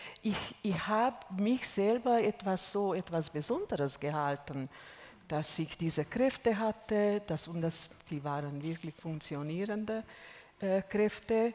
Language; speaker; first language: German; non-native, fluent; Hungarian